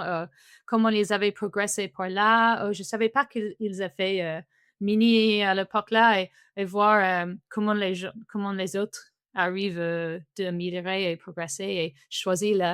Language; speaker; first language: French; non-native, fluent; English